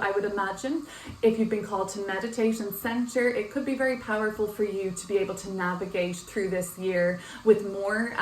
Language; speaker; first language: English; native; English